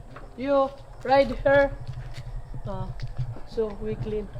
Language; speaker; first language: English; non-native, learner; Filipino